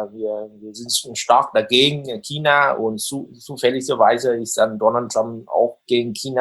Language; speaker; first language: German; non-native, fluent; Vietnamese